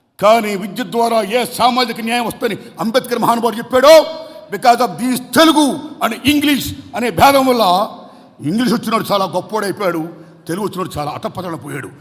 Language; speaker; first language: Telugu; native; Telugu